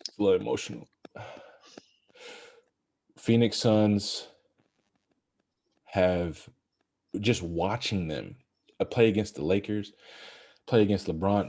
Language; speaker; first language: English; native; English